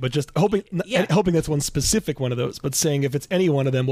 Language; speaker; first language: English; native; English